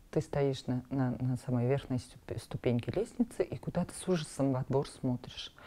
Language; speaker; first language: Russian; non-native, local second language; Armenian